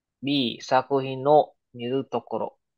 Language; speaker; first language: Japanese; non-native, fluent; Filipino